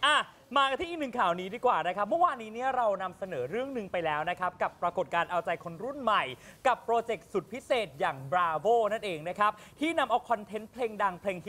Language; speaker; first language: Thai; native; Thai